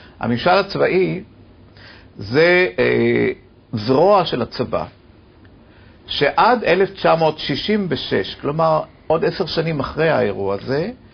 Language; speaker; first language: Hebrew; native; Hebrew